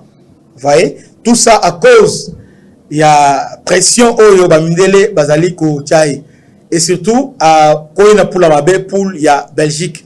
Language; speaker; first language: French; non-native, local second language; Lingala